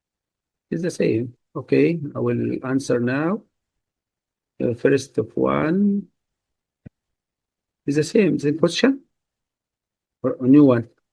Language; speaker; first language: English; non-native, fluent; Arabic